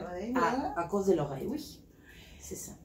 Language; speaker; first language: French; non-native, learner; Spanish